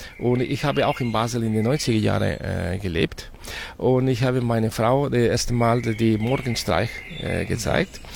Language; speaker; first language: German; non-native, fluent; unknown